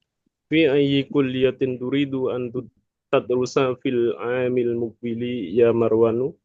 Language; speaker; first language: Arabic; non-native, learner; Indonesian